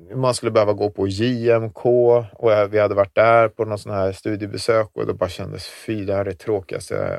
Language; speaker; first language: Swedish; native; Swedish